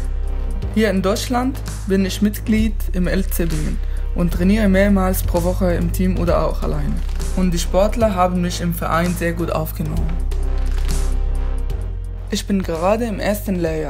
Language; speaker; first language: German; non-native, fluent; Arabic